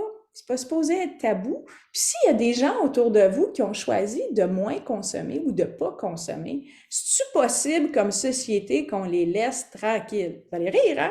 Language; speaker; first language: French; native; French